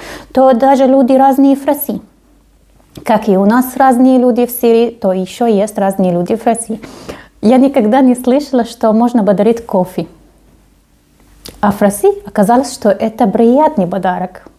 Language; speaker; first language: Russian; non-native, fluent; Arabic